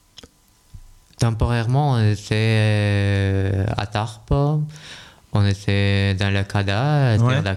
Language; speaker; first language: French; non-native, fluent; Russian